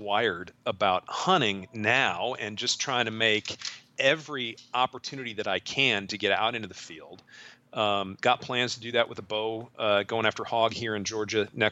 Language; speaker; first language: English; native; English